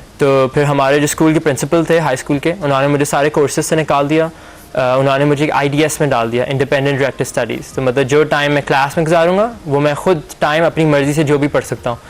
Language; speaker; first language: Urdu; native; Urdu